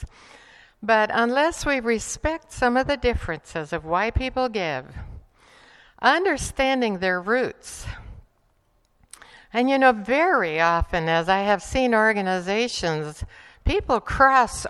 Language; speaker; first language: English; non-native, fluent; Spanish